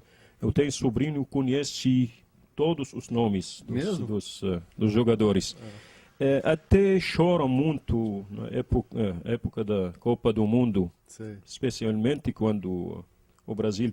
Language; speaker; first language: Portuguese; non-native, learner; Arabic